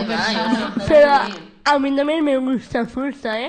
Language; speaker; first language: Spanish; non-native, local second language; Basque